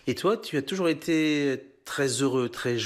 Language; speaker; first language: French; native; French